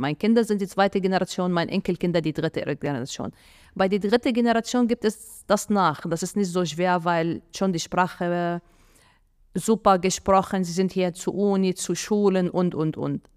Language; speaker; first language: German; non-native, fluent; Arabic